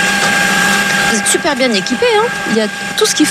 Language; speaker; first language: French; native; French